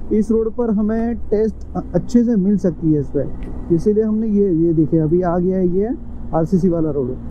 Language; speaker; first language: Hindi; non-native, local second language; Marathi